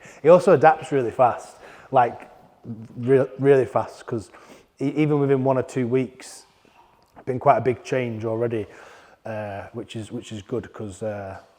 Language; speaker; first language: English; native; English